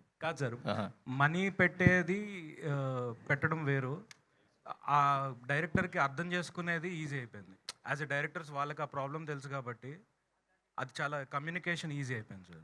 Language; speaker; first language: Telugu; native; Telugu